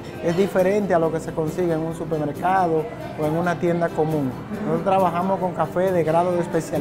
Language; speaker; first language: Spanish; native; Spanish